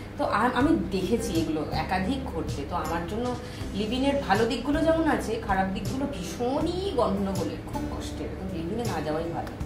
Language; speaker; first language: Bangla; native; Bangla